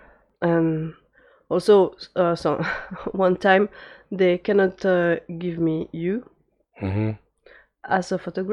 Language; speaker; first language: English; non-native, fluent; French